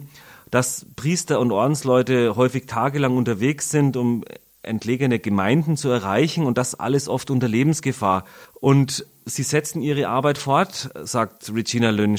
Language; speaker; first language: German; native; German